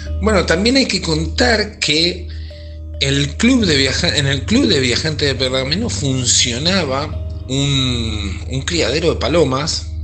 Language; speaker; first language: Spanish; native; Spanish